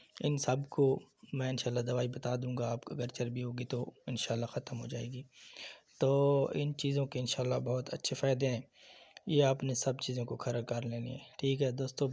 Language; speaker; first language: Urdu; non-native, local second language; Punjabi